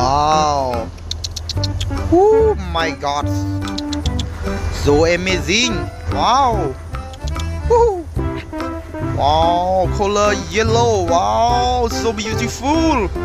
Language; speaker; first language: English; non-native, learner; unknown